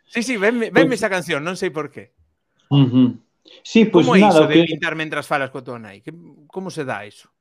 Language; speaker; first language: Galician; native; Galician